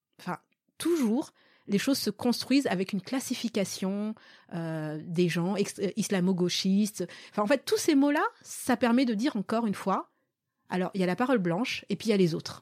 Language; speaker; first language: French; early bilingual, other home language; Malagasy